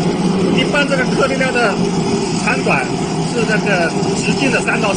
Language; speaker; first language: Chinese; native; Chinese